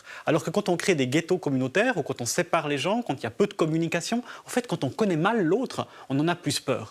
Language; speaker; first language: French; native; French